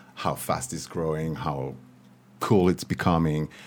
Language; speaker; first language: English; non-native, fluent; French